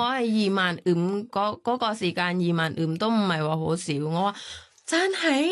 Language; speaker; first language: Cantonese; non-native, fluent; Thai